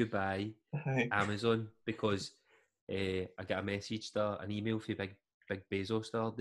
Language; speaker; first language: English; native; English